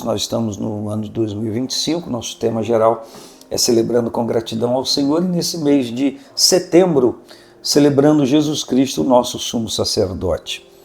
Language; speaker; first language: Portuguese; native; Portuguese